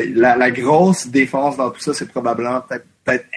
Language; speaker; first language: French; non-native, fluent; English